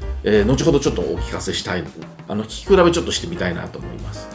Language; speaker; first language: Japanese; native; Japanese